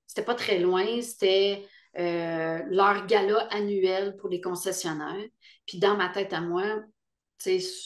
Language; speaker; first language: French; native; French